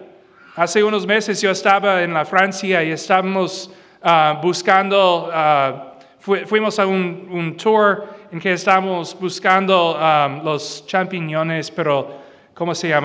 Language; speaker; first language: Spanish; non-native, fluent; English